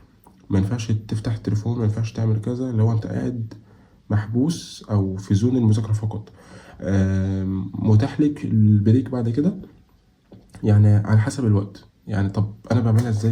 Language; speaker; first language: Arabic; native; Arabic